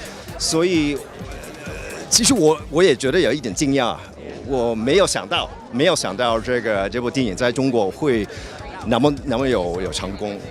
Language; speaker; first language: Chinese; early bilingual, heritage; Chinese